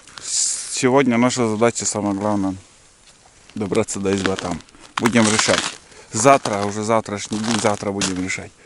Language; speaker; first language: Russian; native; Russian